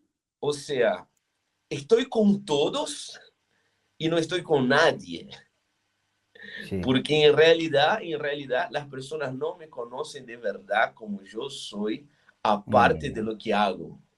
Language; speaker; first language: Spanish; non-native, fluent; Portuguese